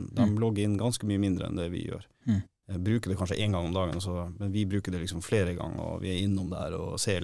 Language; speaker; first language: Norwegian; native; Norwegian